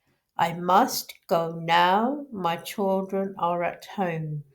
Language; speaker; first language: English; non-native, local second language; Urdu